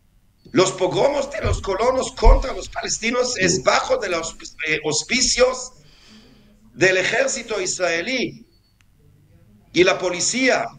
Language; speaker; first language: Spanish; non-native, fluent; Hebrew